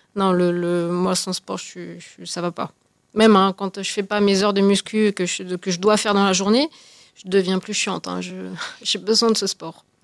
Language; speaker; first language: French; native; French